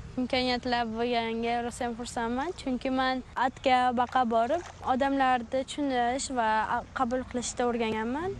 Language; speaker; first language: Uzbek; native; Uzbek